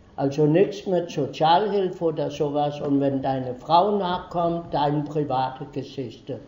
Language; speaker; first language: German; early bilingual, heritage; German